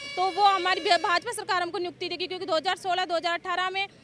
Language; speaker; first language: Hindi; native; Hindi